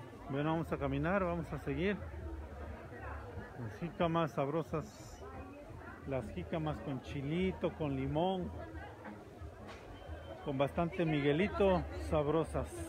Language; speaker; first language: Spanish; native; Spanish